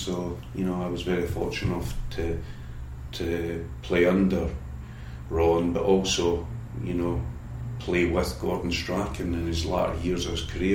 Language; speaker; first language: English; native; English